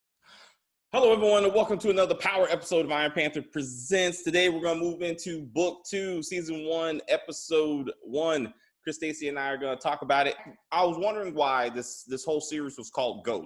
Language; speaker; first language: English; native; English